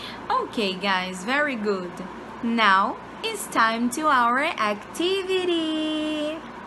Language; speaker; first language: English; non-native, fluent; Portuguese